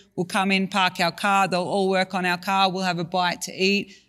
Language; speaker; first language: English; native; English